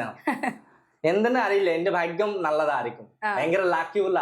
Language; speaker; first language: Malayalam; non-native, local second language; Bangla